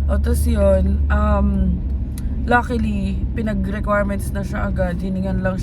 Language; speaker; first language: Filipino; native; Filipino